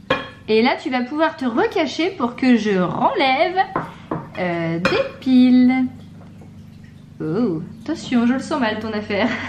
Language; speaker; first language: French; native; French